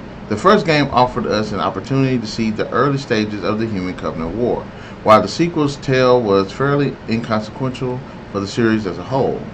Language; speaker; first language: English; native; English